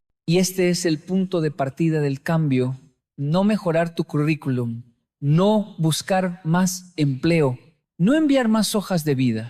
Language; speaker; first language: Spanish; native; Spanish